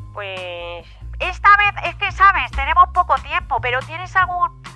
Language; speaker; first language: Spanish; native; Spanish